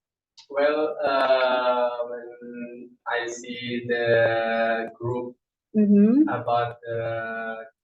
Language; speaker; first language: English; non-native, learner; Indonesian